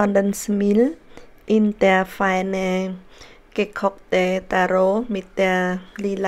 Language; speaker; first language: German; non-native, learner; Khmer